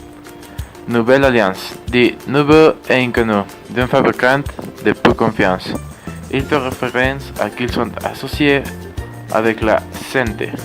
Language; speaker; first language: French; non-native, learner; Spanish